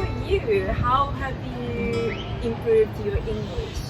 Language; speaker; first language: English; non-native, learner; Japanese